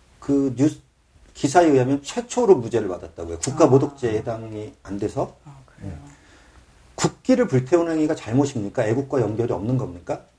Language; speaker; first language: Korean; native; Korean